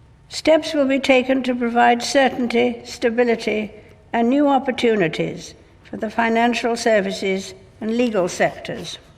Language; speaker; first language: English; native; English